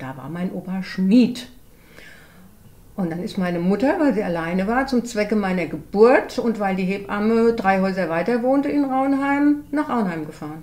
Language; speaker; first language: German; native; German